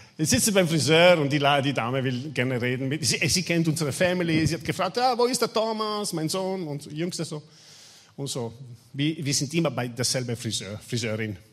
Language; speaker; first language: German; non-native, fluent; Italian